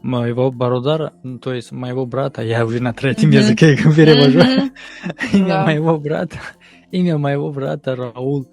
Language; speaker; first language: Russian; non-native, local second language; Tajik